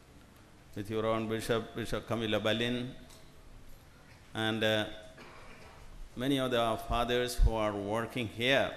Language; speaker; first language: English; non-native, local second language; Malayalam